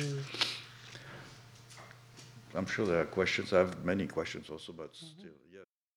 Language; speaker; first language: English; non-native, fluent; French